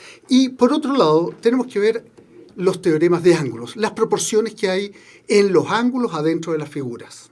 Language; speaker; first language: Spanish; native; Spanish